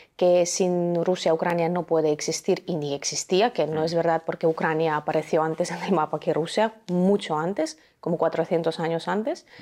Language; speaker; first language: Spanish; non-native, fluent; Ukrainian